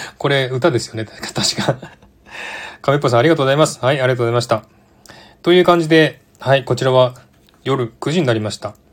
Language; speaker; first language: Japanese; native; Japanese